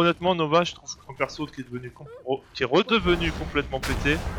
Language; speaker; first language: French; native; French